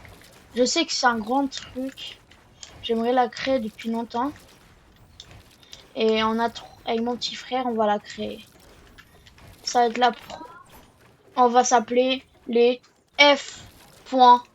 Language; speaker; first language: French; native; French